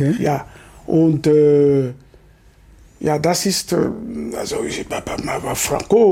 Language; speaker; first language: German; non-native, learner; Lingala